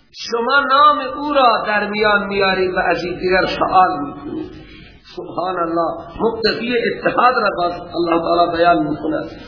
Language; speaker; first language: Persian; non-native, local second language; Baluchi